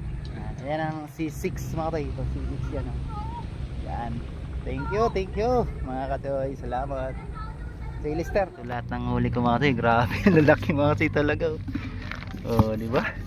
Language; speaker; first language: Filipino; native; Filipino